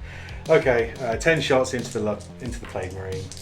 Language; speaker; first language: English; native; English